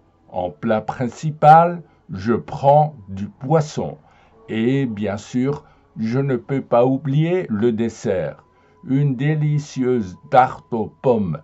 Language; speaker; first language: French; non-native, fluent; German